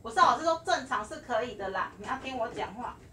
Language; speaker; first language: Chinese; native; Chinese